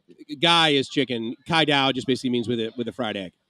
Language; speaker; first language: English; native; English